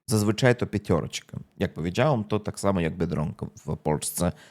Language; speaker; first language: Polish; non-native, fluent; Russian